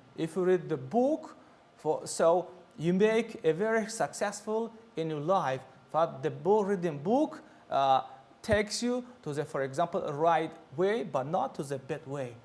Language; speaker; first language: English; non-native, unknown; Tajik